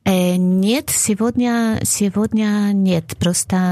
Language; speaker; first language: Russian; non-native, fluent; Polish